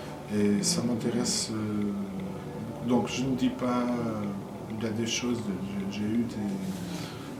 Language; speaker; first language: French; non-native, fluent; Portuguese